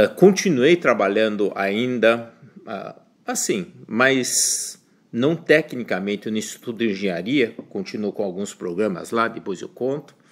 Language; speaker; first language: Portuguese; early bilingual, other home language; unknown